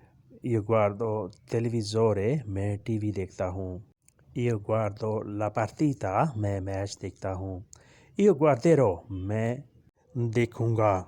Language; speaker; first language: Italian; non-native, learner; Urdu